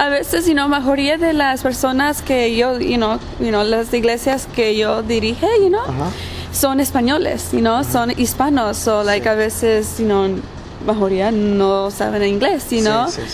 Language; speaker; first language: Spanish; early bilingual, heritage; Spanish